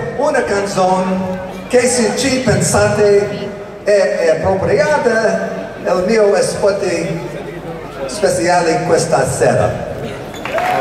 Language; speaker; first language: Italian; non-native, learner; English